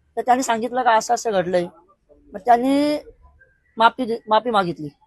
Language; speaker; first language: Marathi; native; Marathi